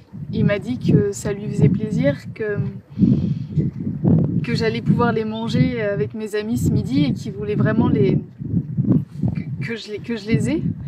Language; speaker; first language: French; native; French